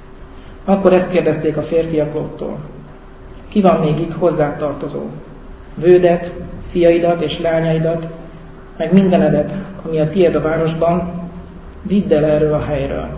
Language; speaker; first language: Hungarian; native; Hungarian